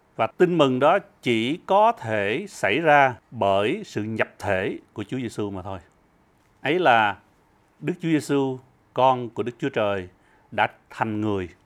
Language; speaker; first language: Vietnamese; early bilingual, heritage; Vietnamese